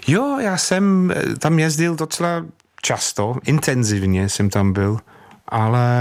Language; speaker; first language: Czech; non-native, fluent; English